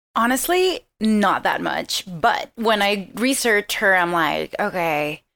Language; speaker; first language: English; non-native, fluent; Spanish